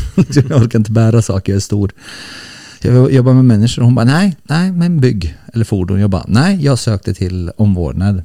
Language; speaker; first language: Swedish; early bilingual, other home language; Bosnian